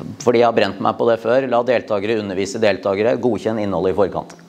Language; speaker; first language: Norwegian; native; Norwegian